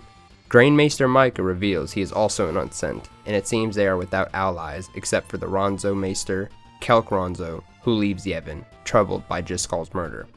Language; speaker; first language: English; native; English